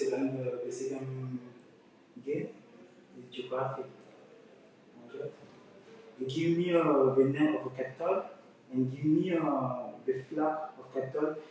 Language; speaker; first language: English; non-native, learner; French